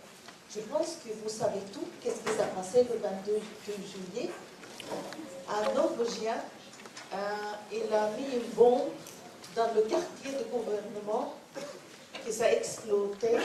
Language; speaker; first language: French; non-native, learner; Norwegian